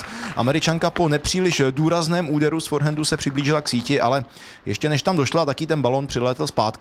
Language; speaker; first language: Czech; native; Czech